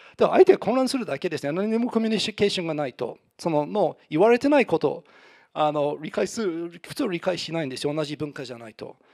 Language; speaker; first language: Japanese; non-native, fluent; English